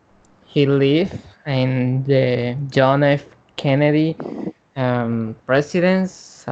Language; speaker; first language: English; non-native, learner; Spanish